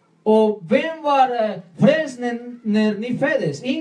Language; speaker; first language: Swedish; non-native, learner; Spanish